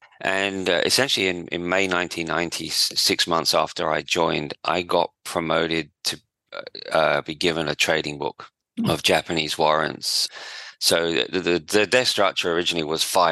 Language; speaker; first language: English; native; English